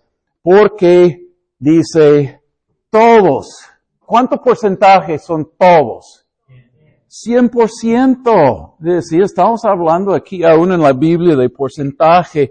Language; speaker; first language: Spanish; non-native, fluent; English